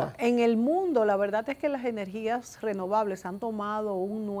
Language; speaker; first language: Spanish; native; Spanish